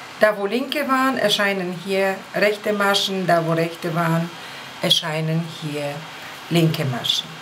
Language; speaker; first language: German; non-native, fluent; Polish